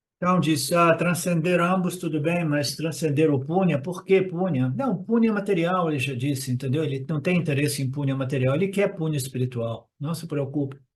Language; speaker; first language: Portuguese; non-native, fluent; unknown